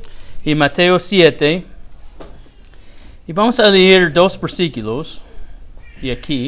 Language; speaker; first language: Spanish; non-native, learner; English